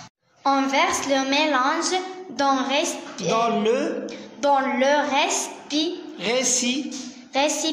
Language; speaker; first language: French; non-native, learner; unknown